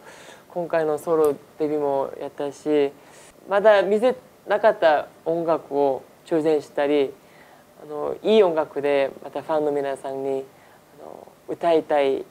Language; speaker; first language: Japanese; non-native, learner; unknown